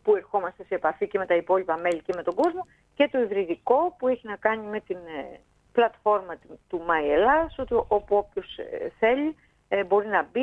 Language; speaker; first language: Greek; native; Greek